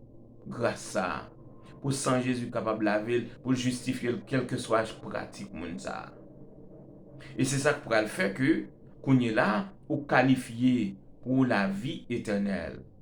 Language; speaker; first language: French; non-native, local second language; Haitian Creole